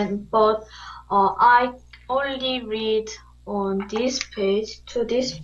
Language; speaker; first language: English; non-native, learner; Korean